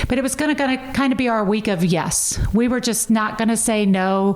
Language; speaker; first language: English; native; English